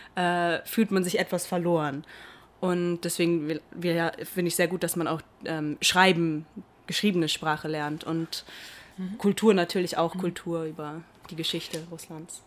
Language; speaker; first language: German; early bilingual, heritage; Portuguese